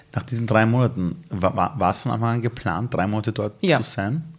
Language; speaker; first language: German; early bilingual, other home language; Persian